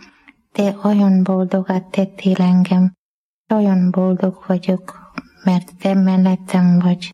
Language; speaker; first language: Hungarian; non-native, fluent; Malayalam